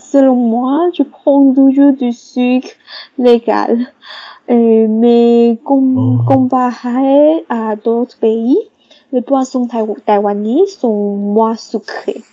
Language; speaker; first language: French; non-native, learner; Chinese